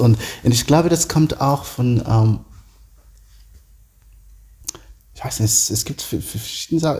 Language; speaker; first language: German; non-native, learner; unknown